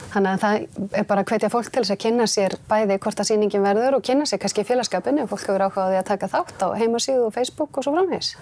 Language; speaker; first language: Icelandic; native; Icelandic